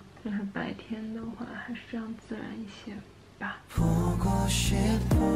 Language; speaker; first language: Chinese; native; Chinese